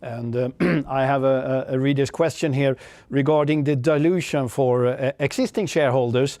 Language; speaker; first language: English; non-native, fluent; Swedish